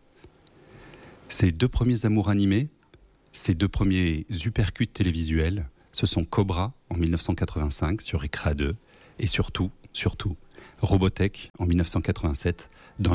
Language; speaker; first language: French; native; French